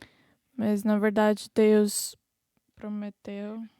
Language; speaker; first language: Portuguese; non-native, fluent; English